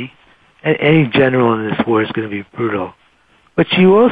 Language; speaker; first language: English; native; English